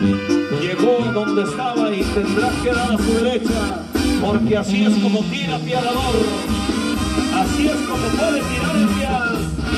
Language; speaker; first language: Spanish; native; Spanish